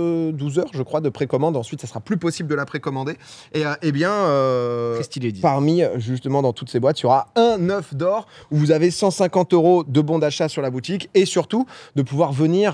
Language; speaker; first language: French; native; French